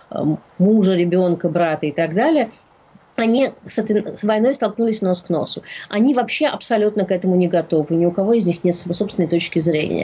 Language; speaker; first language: Russian; native; Russian